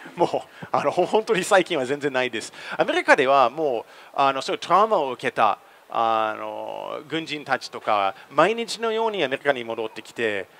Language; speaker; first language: Japanese; non-native, fluent; English